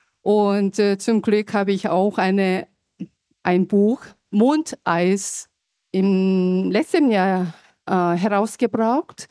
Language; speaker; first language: German; non-native, fluent; Korean